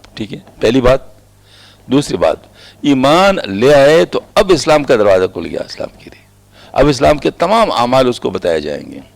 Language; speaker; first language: Urdu; non-native, local second language; Pashto